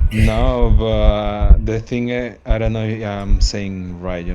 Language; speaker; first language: English; non-native, learner; Spanish